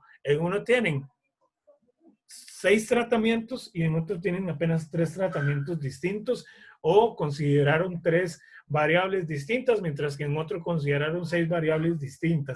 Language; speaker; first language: Spanish; native; Spanish